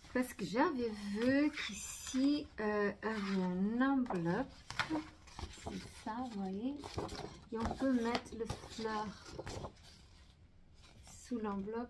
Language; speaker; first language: French; non-native, fluent; Portuguese